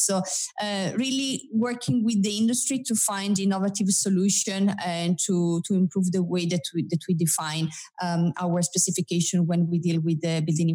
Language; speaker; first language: English; non-native, fluent; Italian